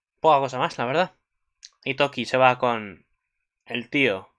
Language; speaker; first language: Spanish; native; Spanish